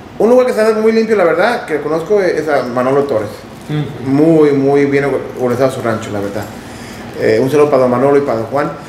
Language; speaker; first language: Spanish; early bilingual, heritage; Spanish